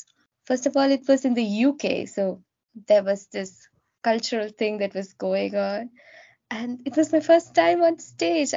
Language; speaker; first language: English; non-native, local second language; Malayalam